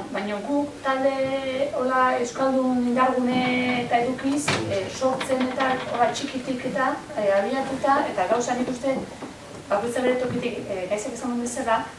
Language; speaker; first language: Basque; native; Basque